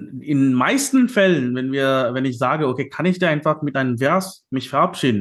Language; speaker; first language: German; non-native, fluent; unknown